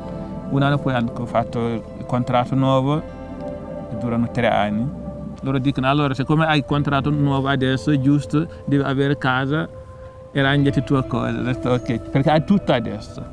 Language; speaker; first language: Italian; non-native, learner; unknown